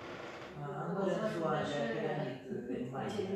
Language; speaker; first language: French; non-native, fluent; Russian